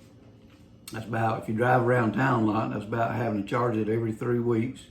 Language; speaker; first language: English; native; English